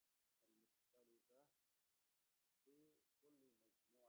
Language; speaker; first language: Arabic; non-native, fluent; Khmer